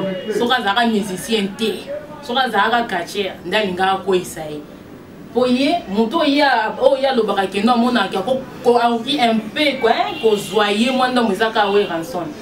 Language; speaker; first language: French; non-native, local second language; Lingala